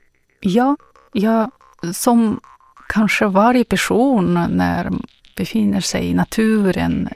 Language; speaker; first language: Swedish; non-native, learner; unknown